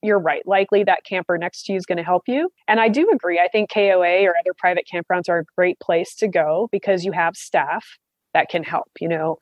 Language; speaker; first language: English; native; English